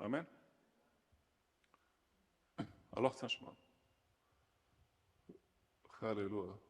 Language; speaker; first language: Slovenian; native; Slovenian